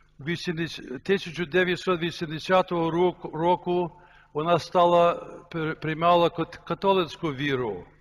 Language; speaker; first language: Ukrainian; early bilingual, heritage; Ukrainian